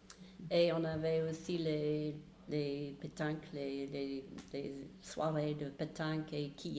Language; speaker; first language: French; non-native, fluent; English